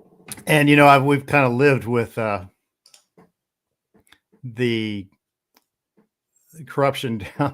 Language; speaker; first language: English; native; English